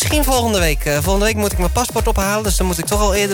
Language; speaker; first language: Dutch; native; Dutch